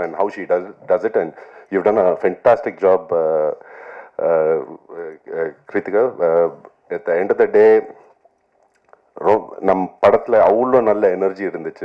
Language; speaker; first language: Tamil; non-native, local second language; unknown